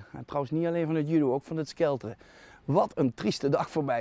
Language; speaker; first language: Dutch; native; Dutch